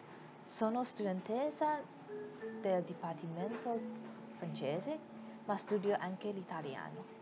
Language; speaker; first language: Italian; non-native, learner; Chinese